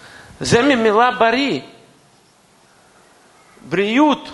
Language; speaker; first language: Hebrew; non-native, fluent; Russian